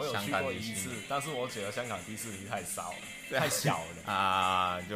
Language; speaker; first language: Chinese; non-native, local second language; Cantonese